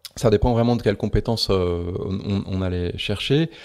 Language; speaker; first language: French; native; French